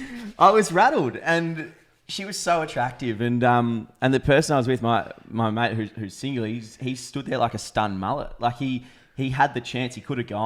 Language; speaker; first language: English; native; English